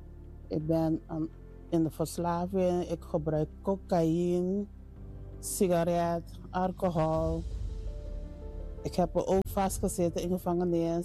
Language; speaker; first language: Dutch; non-native, learner; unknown